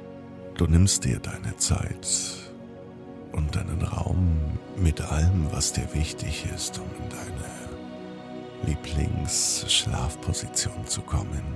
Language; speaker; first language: German; native; German